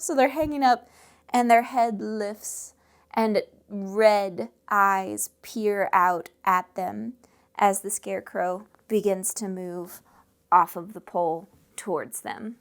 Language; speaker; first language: English; native; English